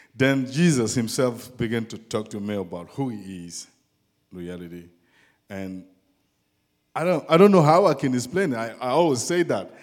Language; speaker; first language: English; non-native, fluent; Dyula